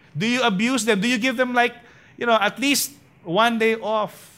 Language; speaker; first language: English; non-native, local second language; Filipino